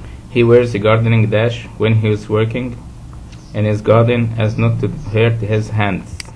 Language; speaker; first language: English; non-native, fluent; Arabic